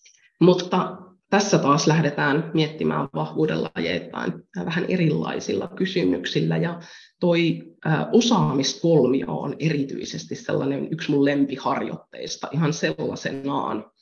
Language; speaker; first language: Finnish; native; Finnish